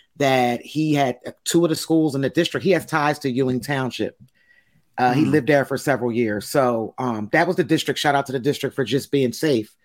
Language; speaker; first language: English; native; English